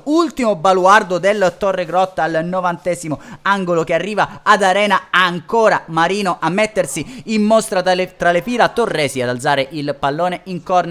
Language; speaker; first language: Italian; native; Italian